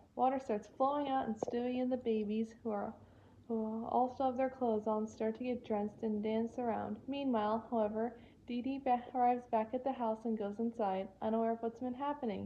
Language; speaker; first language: English; native; English